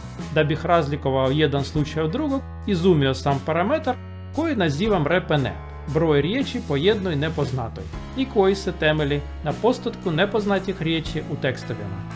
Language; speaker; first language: Croatian; non-native, learner; Russian